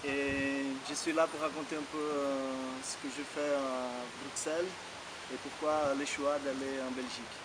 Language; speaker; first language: French; non-native, fluent; Portuguese